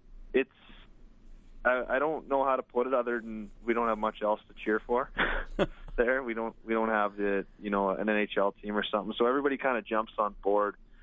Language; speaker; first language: English; native; English